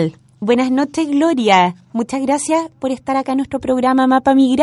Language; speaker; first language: Spanish; native; Spanish